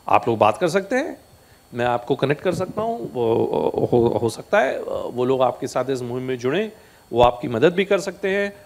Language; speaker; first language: Hindi; native; Hindi